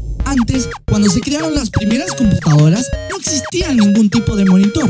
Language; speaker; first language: Spanish; native; Spanish